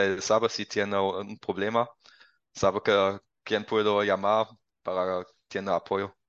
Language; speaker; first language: Spanish; non-native, learner; German